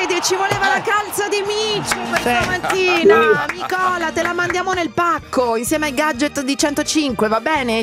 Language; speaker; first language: Italian; native; Italian